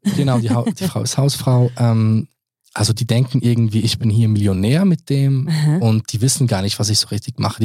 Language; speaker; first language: German; early bilingual, other home language; Serbian